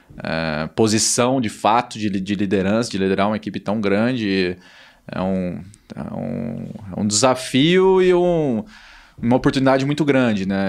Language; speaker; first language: Portuguese; native; Portuguese